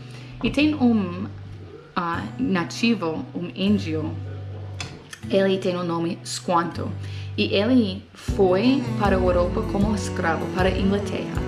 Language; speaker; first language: Portuguese; non-native, learner; English